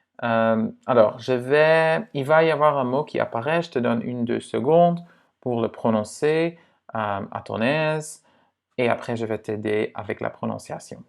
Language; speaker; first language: French; non-native, fluent; Dutch